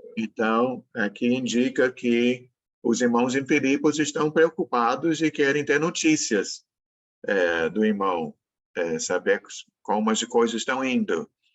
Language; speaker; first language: Portuguese; non-native, fluent; English